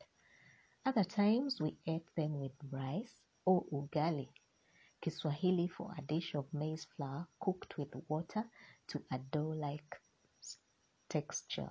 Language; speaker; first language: English; non-native, local second language; Luyia